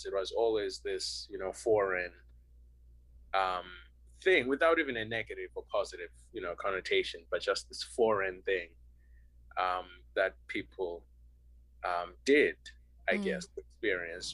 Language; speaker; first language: English; non-native, local second language; North Ndebele